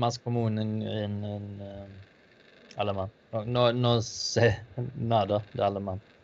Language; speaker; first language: Spanish; non-native, learner; Danish